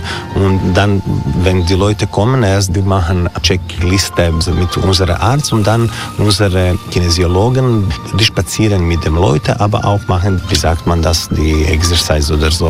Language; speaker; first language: German; non-native, learner; Croatian